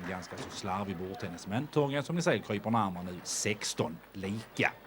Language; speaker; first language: Swedish; native; Swedish